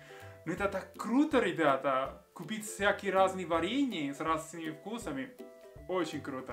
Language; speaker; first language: Russian; non-native, fluent; Spanish